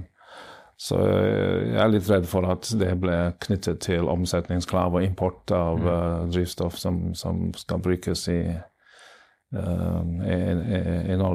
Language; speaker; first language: Norwegian; non-native, fluent; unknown